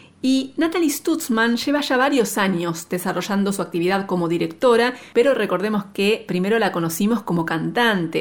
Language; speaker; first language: Spanish; native; Spanish